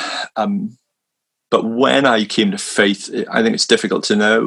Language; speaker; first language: English; native; English